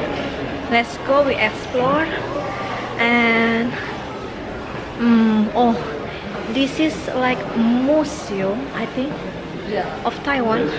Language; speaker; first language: English; non-native, learner; Indonesian